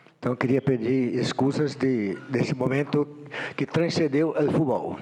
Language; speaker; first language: Portuguese; non-native, learner; Spanish